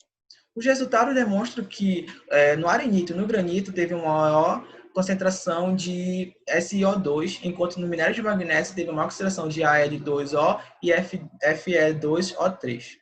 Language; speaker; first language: Portuguese; native; Portuguese